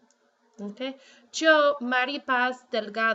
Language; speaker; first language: Spanish; non-native, fluent; English